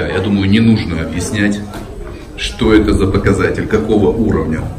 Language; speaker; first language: Russian; native; Russian